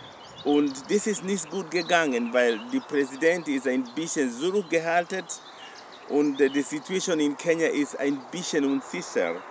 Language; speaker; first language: German; non-native, learner; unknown